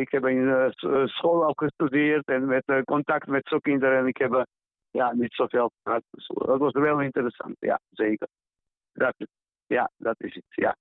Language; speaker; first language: Dutch; non-native, learner; Georgian